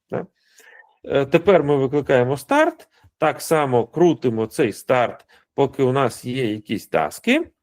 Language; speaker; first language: Ukrainian; non-native, local second language; Russian